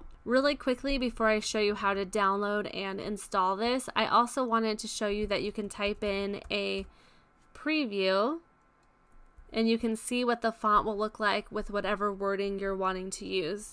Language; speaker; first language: English; native; English